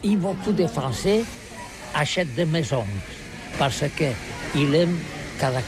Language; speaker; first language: French; non-native, learner; Catalan